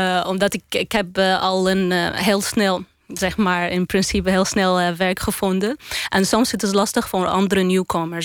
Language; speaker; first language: Dutch; non-native, learner; Arabic